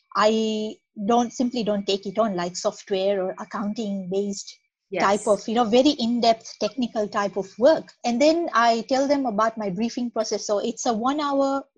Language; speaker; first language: English; non-native, local second language; Gujarati